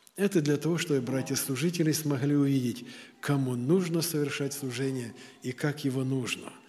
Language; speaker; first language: Russian; native; Russian